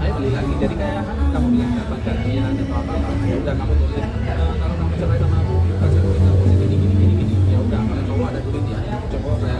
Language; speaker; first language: Indonesian; non-native, learner; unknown